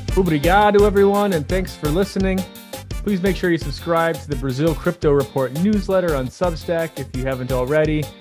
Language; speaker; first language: English; native; English